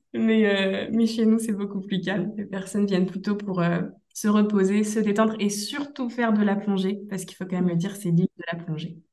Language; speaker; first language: French; native; French